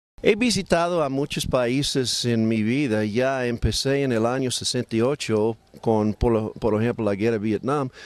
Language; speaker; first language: Spanish; non-native, learner; English